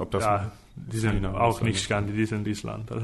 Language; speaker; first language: German; non-native, fluent; Danish